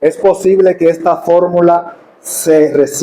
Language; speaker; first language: Spanish; native; Spanish